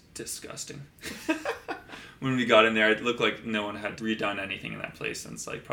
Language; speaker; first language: English; native; English